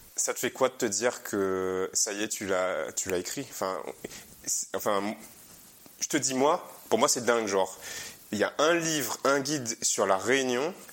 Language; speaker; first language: French; native; French